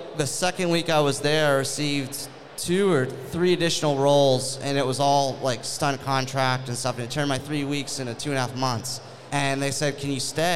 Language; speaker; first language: English; native; English